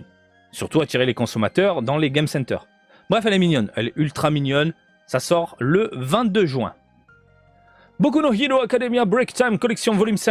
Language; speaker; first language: French; native; French